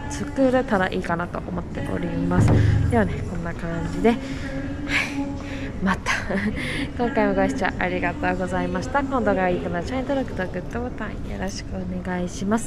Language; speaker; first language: Japanese; native; Japanese